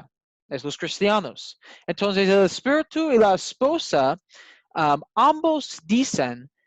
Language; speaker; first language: Spanish; non-native, learner; English